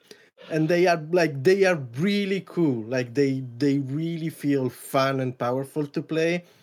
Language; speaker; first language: English; non-native, fluent; Italian